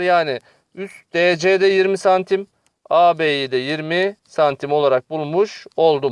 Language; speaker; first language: Turkish; native; Turkish